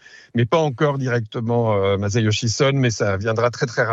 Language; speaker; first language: French; native; French